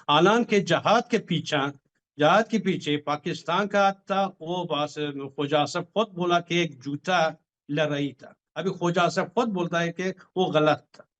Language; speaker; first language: Hindi; non-native, fluent; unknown